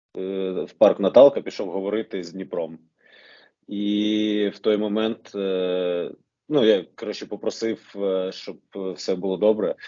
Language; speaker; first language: Ukrainian; non-native, local second language; Russian